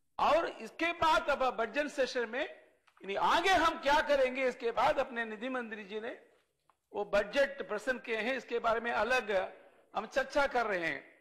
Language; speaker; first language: Hindi; non-native, local second language; Tamil